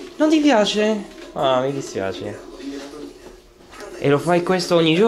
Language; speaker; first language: Italian; non-native, learner; English